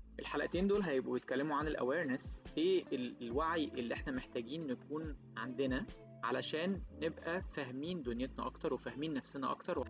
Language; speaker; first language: Arabic; native; Arabic